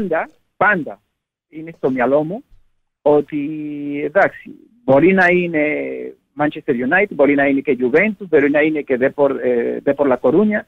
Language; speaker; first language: Greek; non-native, learner; Spanish